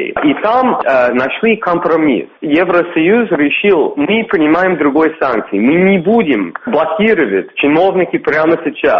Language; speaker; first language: Russian; non-native, fluent; English